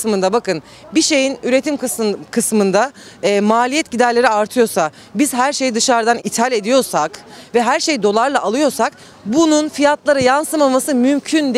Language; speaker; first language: Turkish; native; Turkish